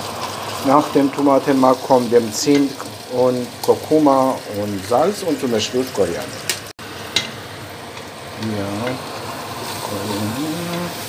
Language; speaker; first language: German; non-native, fluent; Persian